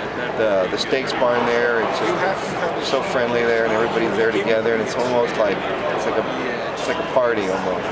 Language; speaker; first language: English; native; English